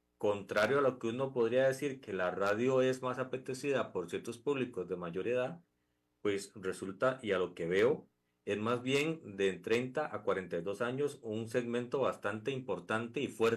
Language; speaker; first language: Spanish; native; Spanish